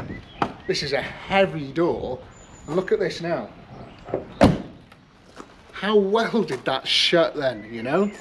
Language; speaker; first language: English; native; English